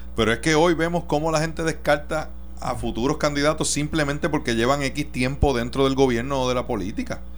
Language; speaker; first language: Spanish; native; Spanish